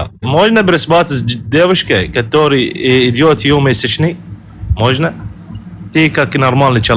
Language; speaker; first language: Russian; non-native, learner; Arabic